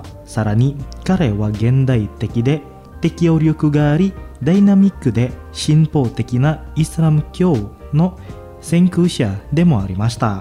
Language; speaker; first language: Japanese; non-native, fluent; Indonesian